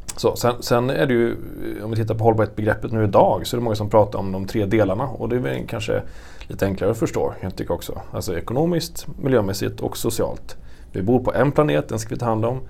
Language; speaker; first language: Swedish; native; Swedish